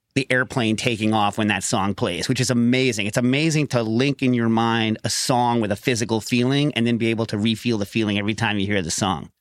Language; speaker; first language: English; native; English